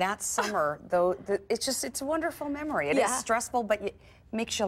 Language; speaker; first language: English; native; English